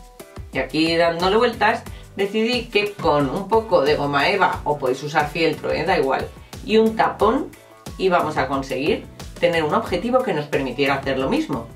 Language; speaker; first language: Spanish; native; Spanish